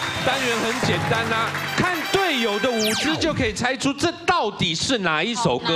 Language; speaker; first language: Chinese; native; Chinese